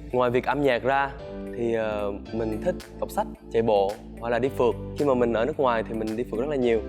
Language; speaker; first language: Vietnamese; early bilingual, heritage; Vietnamese